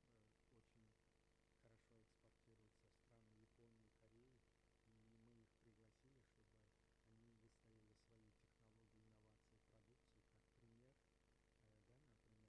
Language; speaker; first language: Russian; non-native, local second language; Kyrgyz